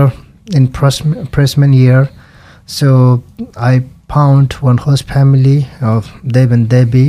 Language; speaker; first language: English; non-native, local second language; Nepali